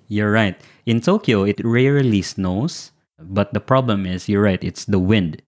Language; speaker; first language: English; non-native, local second language; Filipino